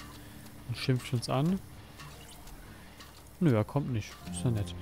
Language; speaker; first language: German; native; German